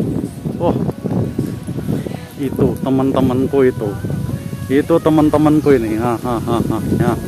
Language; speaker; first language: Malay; non-native, local second language; Javanese